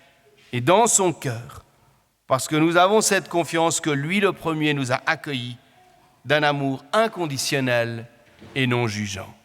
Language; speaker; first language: French; native; French